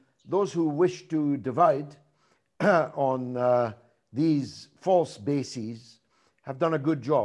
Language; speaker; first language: English; native; English